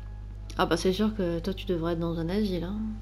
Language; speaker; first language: French; native; French